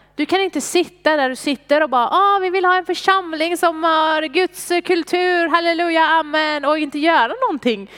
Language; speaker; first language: Swedish; non-native, fluent; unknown